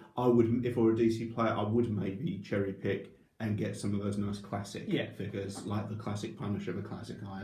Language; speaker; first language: English; native; English